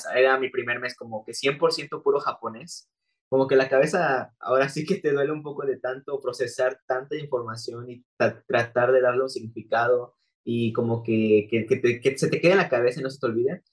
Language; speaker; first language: Spanish; native; Spanish